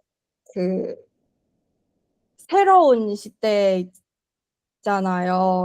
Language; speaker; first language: Korean; non-native, learner; Chinese